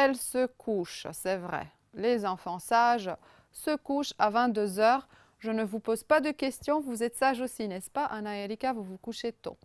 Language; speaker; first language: French; non-native, fluent; Romanian